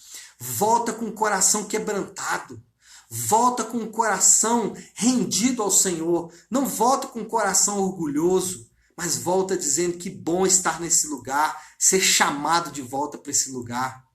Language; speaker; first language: Portuguese; native; Portuguese